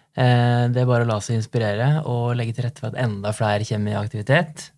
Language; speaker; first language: Norwegian; native; Norwegian